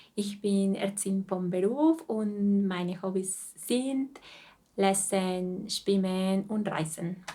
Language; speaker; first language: German; non-native, learner; Spanish